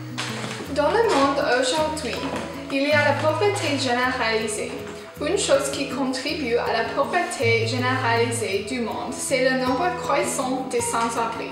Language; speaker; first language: French; non-native, learner; English